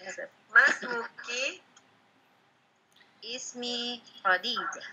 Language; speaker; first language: Arabic; non-native, learner; Indonesian